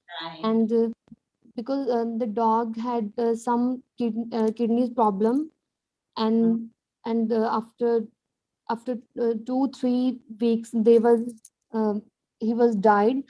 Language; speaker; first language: English; non-native, learner; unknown